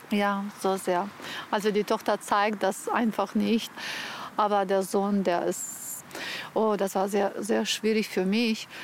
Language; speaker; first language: German; non-native, fluent; Ukrainian